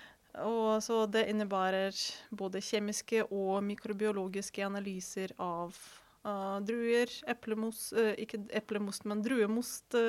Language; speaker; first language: Norwegian; non-native, fluent; Ukrainian